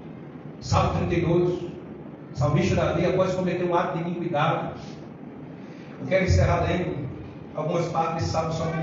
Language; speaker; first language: Portuguese; native; Portuguese